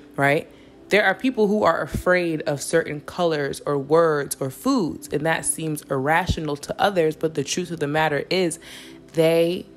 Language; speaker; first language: English; native; English